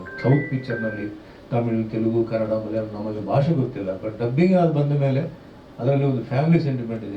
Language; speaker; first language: Kannada; non-native, local second language; Tulu